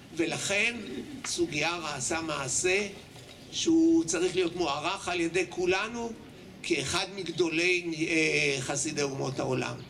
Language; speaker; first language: Hebrew; native; Hebrew